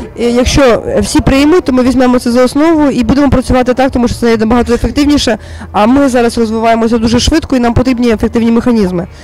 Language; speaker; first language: Ukrainian; native; Ukrainian